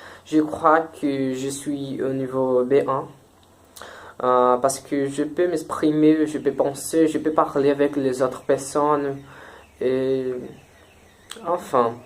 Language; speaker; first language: French; non-native, learner; Portuguese